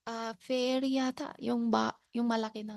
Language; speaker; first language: Filipino; non-native, learner; Chinese